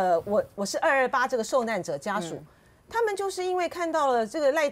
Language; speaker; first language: Chinese; native; Chinese